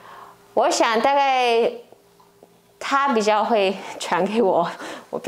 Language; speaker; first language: Chinese; early bilingual, heritage; English